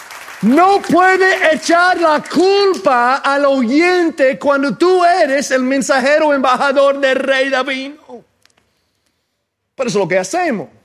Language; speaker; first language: Spanish; non-native, fluent; English